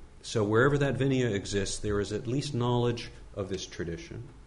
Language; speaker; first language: English; native; English